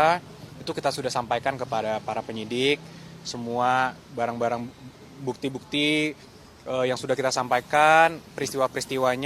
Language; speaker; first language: Indonesian; native; Indonesian